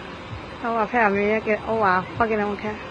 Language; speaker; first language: Chinese; native; Chinese